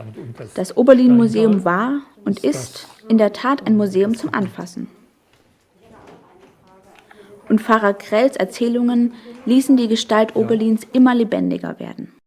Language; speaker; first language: German; native; German